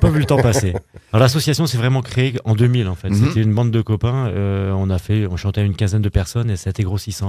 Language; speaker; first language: French; native; French